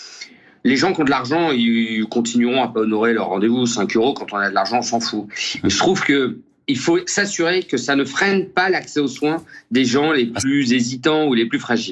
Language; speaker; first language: French; native; French